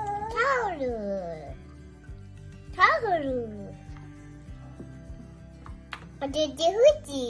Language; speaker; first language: Chinese; early bilingual, heritage; Chinese